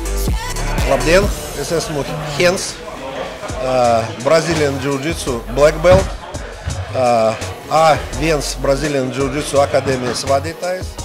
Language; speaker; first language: Latvian; non-native, local second language; Russian